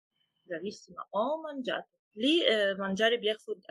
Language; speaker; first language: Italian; non-native, fluent; Arabic